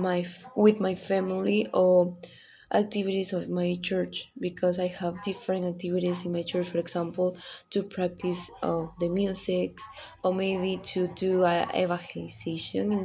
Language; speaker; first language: English; non-native, learner; Spanish